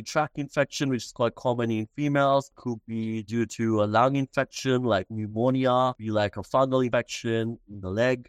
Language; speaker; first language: English; non-native, local second language; Sinhala